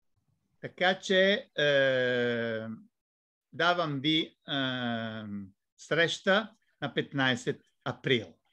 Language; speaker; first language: Bulgarian; non-native, fluent; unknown